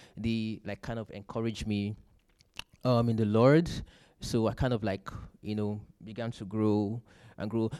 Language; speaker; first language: English; non-native, local second language; Yoruba